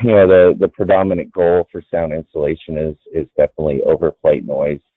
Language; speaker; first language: English; native; English